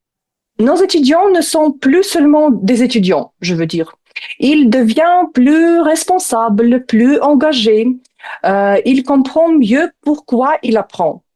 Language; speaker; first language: French; non-native, fluent; Ukrainian